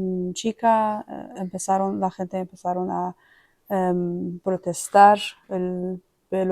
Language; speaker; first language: Spanish; non-native, fluent; Persian